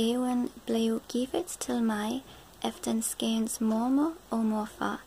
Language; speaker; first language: Danish; non-native, learner; English